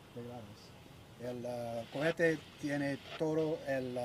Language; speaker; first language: Spanish; non-native, learner; English